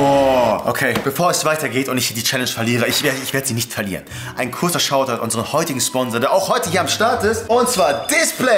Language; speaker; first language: German; native; German